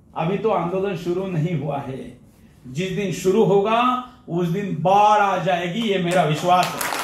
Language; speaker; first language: Hindi; non-native, local second language; Marathi